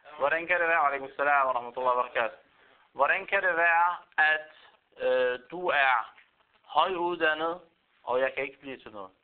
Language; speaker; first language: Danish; non-native, fluent; Arabic